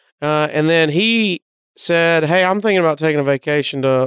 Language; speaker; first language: English; native; English